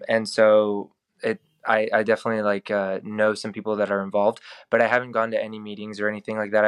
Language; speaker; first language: English; early bilingual, other home language; Spanish